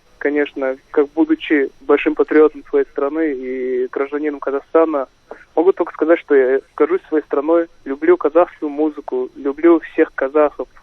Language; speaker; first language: Russian; non-native, local second language; Kazakh